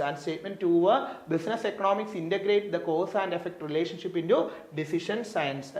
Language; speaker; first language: English; non-native, local second language; Malayalam